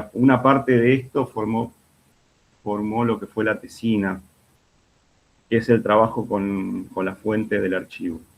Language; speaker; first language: Spanish; native; Spanish